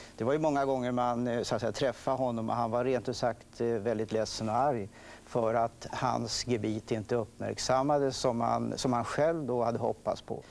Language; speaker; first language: Swedish; native; Swedish